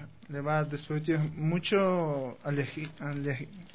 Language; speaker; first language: Spanish; non-native, fluent; Russian